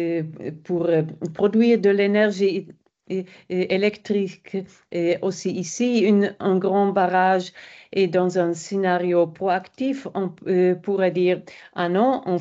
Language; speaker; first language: French; non-native, fluent; German